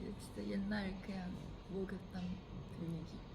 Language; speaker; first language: Korean; non-native, fluent; Japanese